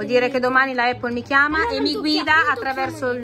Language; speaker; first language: Italian; native; Italian